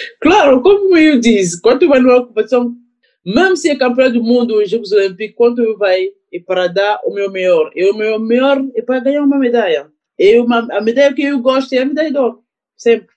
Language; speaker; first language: Portuguese; non-native, learner; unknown